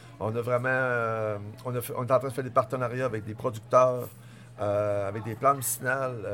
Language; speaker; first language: French; native; French